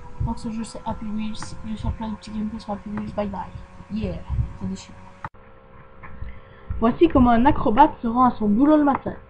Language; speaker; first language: French; native; French